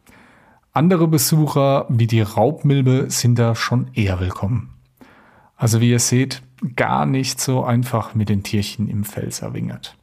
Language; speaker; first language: German; native; German